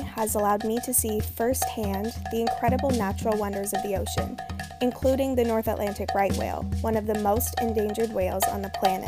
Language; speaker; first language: English; native; English